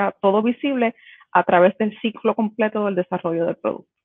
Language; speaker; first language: Spanish; native; Spanish